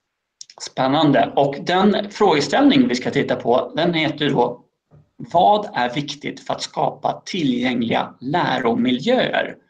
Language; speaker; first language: Swedish; native; Swedish